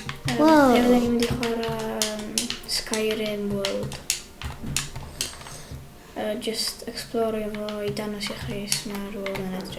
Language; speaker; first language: Welsh; native; Welsh